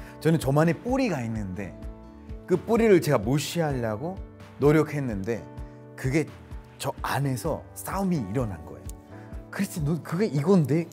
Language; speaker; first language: Korean; non-native, fluent; Spanish